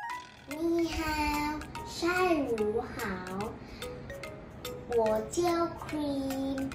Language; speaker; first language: Chinese; non-native, learner; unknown